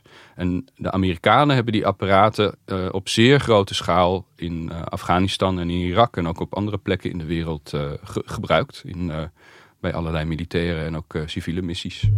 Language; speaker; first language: Dutch; native; Dutch